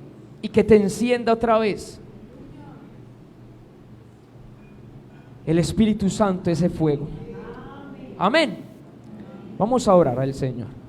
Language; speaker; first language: Spanish; native; Spanish